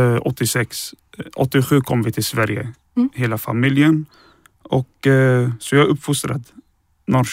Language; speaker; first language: Swedish; early bilingual, other home language; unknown